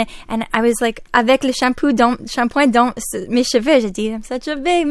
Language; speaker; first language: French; non-native, local second language; English